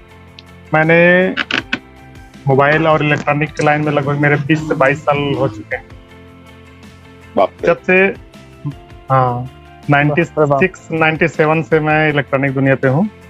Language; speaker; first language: Hindi; native; Hindi